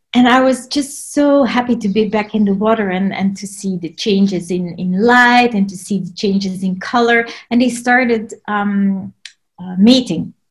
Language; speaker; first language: English; non-native, fluent; Dutch